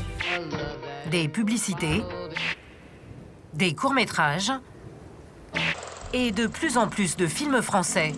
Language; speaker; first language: French; native; French